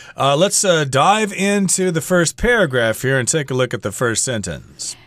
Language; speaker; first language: English; native; English